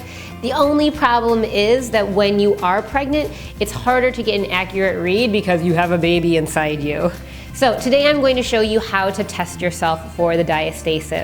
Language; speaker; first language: English; native; English